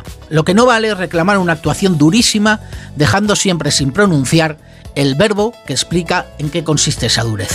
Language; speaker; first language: Spanish; native; Spanish